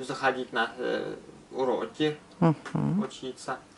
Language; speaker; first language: Russian; early bilingual, other home language; Armenian